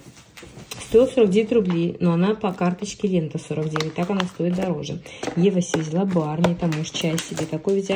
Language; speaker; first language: Russian; native; Russian